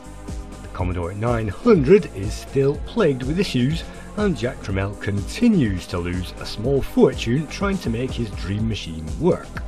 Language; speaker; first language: English; native; English